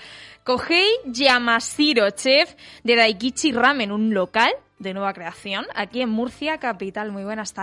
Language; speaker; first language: Spanish; native; Spanish